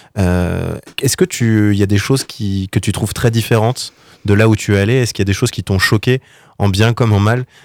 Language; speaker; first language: French; native; French